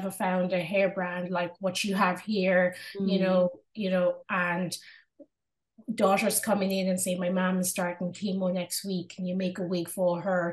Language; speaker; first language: English; non-native, local second language; Yoruba